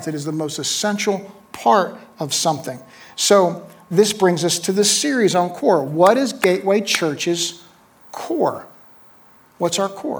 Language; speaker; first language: English; native; English